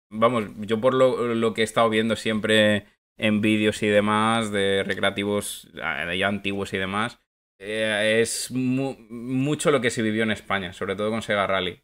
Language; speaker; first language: Spanish; native; Spanish